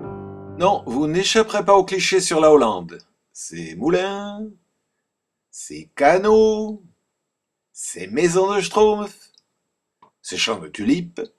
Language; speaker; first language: French; native; French